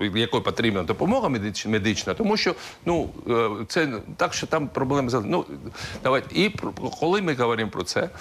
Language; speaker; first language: Ukrainian; non-native, local second language; Russian